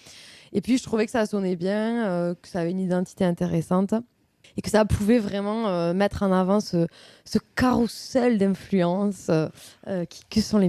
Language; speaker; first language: French; native; French